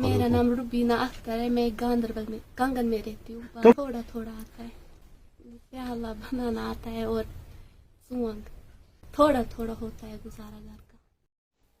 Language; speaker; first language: Hindi; non-native, local second language; Kashmiri